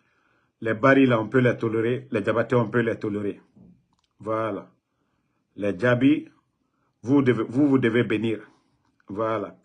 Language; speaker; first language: French; non-native, local second language; Mandingo